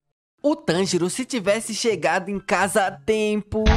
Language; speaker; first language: Portuguese; native; Portuguese